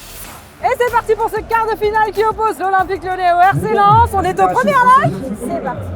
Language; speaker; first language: French; native; French